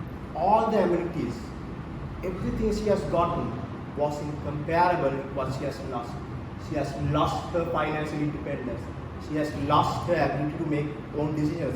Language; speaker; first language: English; non-native, local second language; Sinhala